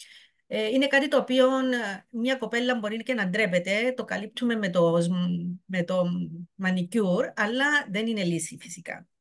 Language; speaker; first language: Greek; native; Greek